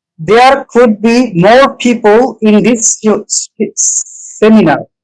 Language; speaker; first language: English; non-native, local second language; Bangla